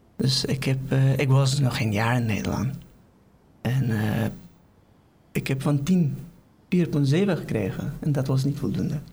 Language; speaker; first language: Dutch; non-native, fluent; Persian